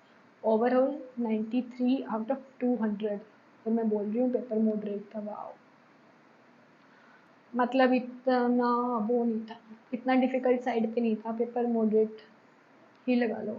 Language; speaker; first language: Hindi; native; Hindi